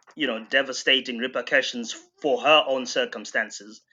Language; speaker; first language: English; non-native, local second language; Shona